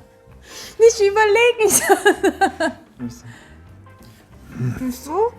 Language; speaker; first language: German; non-native, learner; Korean